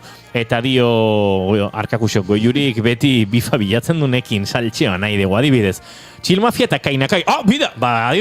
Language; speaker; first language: Basque; native; Basque